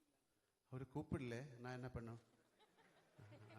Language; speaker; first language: Tamil; non-native, learner; Malayalam